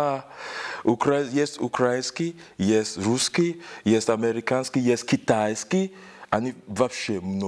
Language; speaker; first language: Russian; non-native, learner; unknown